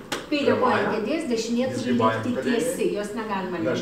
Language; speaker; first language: Lithuanian; native; Lithuanian